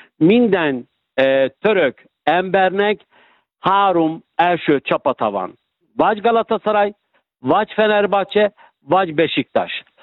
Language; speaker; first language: Hungarian; non-native, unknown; Turkish